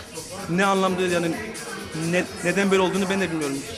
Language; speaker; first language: Turkish; early bilingual, heritage; Turkish